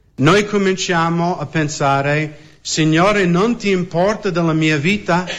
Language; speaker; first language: Italian; non-native, fluent; English